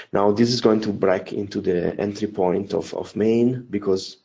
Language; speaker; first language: English; non-native, fluent; Italian